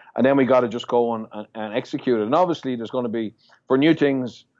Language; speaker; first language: English; native; English